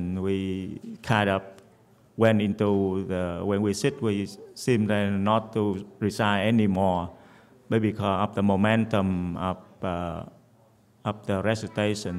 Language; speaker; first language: English; non-native, fluent; Vietnamese